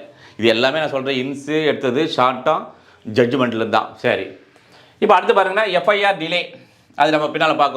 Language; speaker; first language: Tamil; native; Tamil